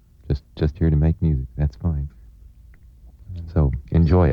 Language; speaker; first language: English; native; English